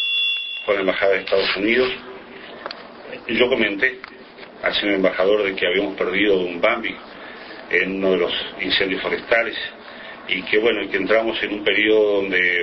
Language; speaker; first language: Spanish; native; Spanish